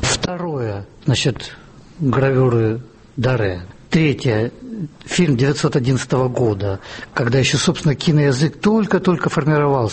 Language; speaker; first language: Russian; native; Russian